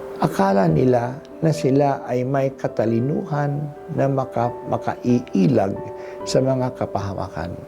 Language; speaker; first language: Filipino; non-native, local second language; Hiligaynon